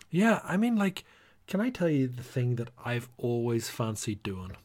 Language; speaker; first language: English; native; English